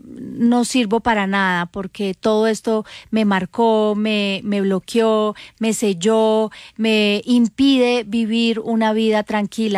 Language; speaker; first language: Spanish; native; Spanish